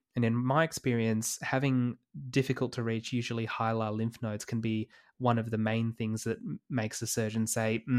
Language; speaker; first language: English; native; English